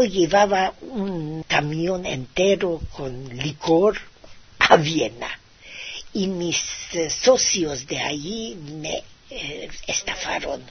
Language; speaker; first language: Spanish; non-native, fluent; Hungarian